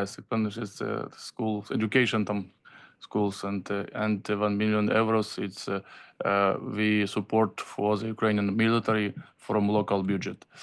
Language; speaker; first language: English; non-native, learner; Ukrainian